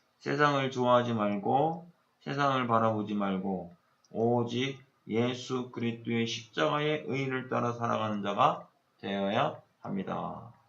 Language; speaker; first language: Korean; native; Korean